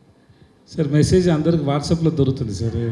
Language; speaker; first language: Telugu; non-native, learner; Tamil